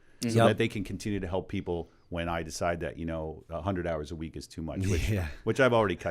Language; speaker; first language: English; native; English